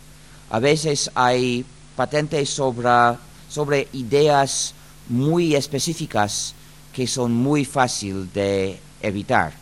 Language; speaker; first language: Spanish; non-native, fluent; English